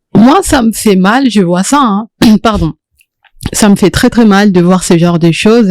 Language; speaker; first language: French; non-native, local second language; Lingala